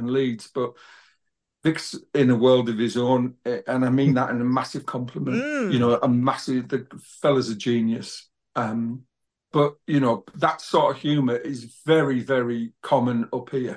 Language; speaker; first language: English; native; English